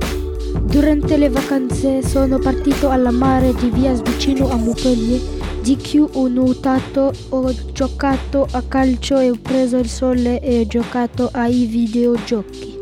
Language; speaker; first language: Italian; non-native, learner; French